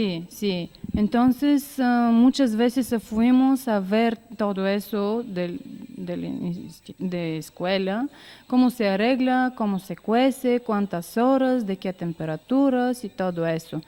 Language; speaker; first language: Spanish; non-native, learner; Bulgarian